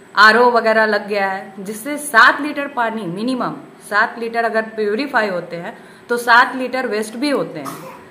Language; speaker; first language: Hindi; native; Hindi